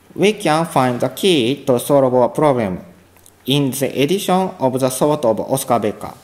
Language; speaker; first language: English; non-native, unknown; Japanese